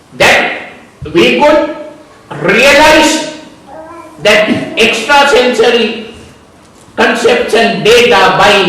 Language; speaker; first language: English; non-native, local second language; Sinhala